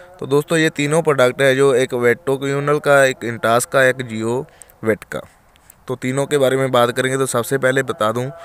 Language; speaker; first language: Hindi; native; Hindi